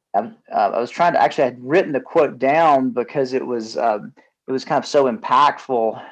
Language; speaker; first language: English; native; English